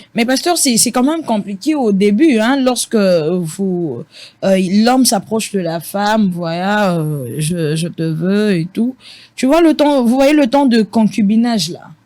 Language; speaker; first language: French; non-native, local second language; Lingala